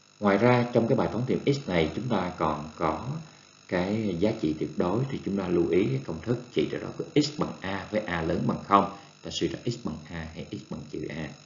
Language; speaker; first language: Vietnamese; native; Vietnamese